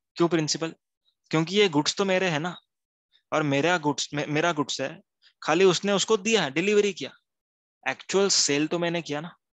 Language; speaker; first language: Hindi; non-native, local second language; Gujarati